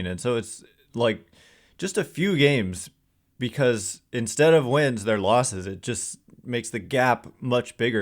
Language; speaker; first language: English; native; English